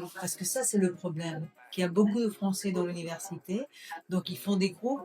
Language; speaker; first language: French; non-native, fluent; Spanish